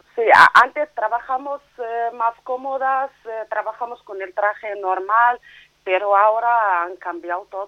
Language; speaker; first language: Spanish; non-native, learner; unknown